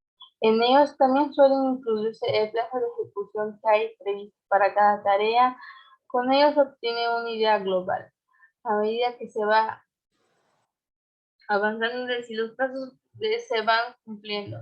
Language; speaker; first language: Spanish; native; Spanish